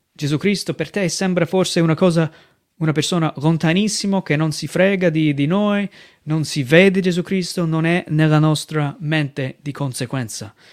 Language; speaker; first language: Italian; non-native, fluent; English